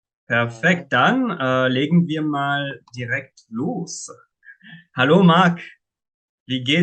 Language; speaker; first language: German; non-native, fluent; Arabic